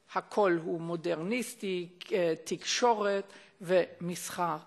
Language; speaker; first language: Hebrew; non-native, fluent; German